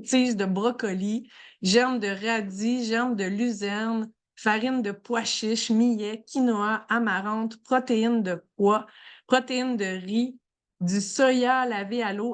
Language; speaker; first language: French; native; French